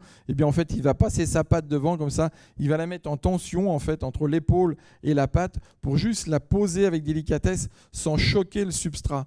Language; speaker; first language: French; native; French